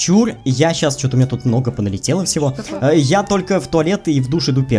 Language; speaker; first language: Russian; native; Russian